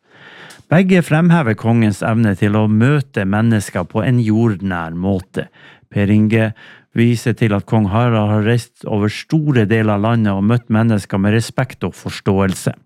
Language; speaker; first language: Norwegian; native; Norwegian